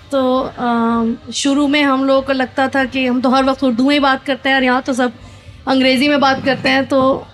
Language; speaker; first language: Hindi; native; Hindi